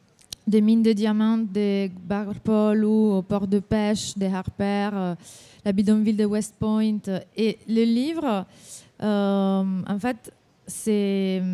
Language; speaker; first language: French; non-native, fluent; Italian